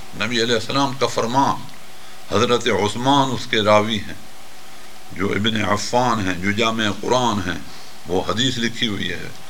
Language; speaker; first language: Urdu; non-native, local second language; Punjabi